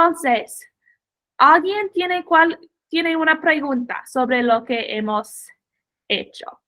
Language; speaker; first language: Spanish; non-native, fluent; English